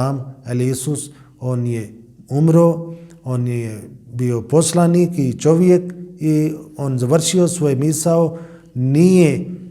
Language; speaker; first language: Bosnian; non-native, learner; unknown